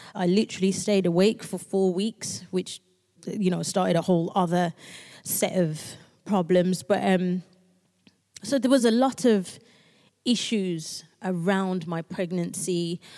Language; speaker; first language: English; native; English